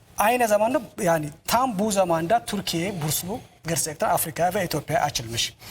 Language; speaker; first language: Turkish; non-native, learner; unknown